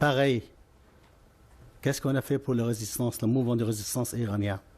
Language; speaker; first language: French; non-native, fluent; Arabic